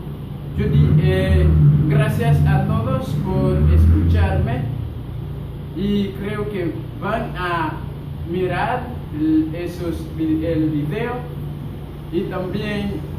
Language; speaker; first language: Spanish; non-native, fluent; Haitian Creole